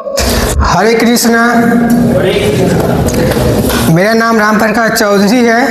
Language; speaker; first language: Hindi; non-native, local second language; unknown